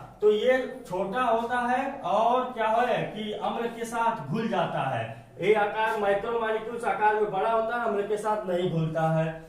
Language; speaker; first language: Hindi; native; Hindi